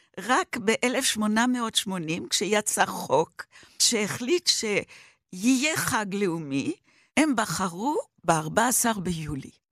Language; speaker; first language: Hebrew; non-native, fluent; French